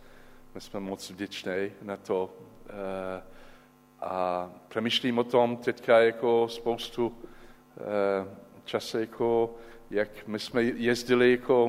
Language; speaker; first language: Czech; non-native, learner; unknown